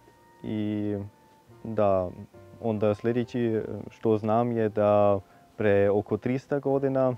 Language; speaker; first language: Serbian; non-native, fluent; German